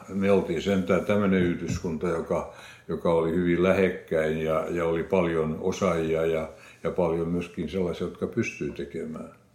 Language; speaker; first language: Finnish; non-native, local second language; Swedish